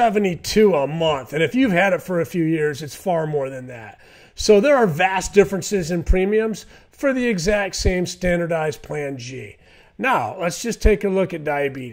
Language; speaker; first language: English; native; English